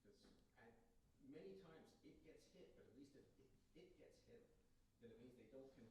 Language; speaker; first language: English; native; English